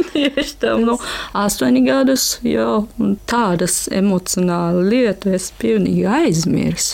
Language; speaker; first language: Latvian; non-native, learner; Japanese